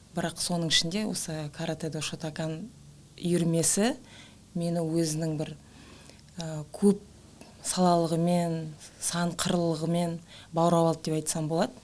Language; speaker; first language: Kazakh; native; Kazakh